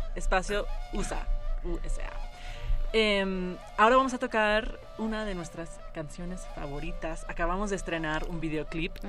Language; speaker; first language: Spanish; early bilingual, heritage; Spanish